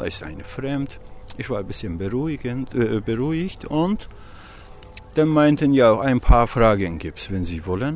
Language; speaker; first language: German; non-native, learner; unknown